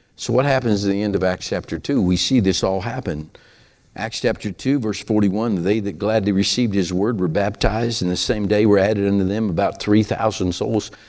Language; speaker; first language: English; native; English